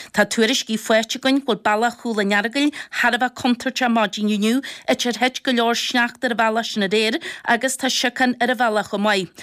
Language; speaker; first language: Irish; native; Irish